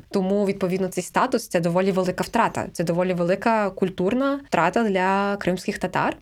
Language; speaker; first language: Ukrainian; native; Ukrainian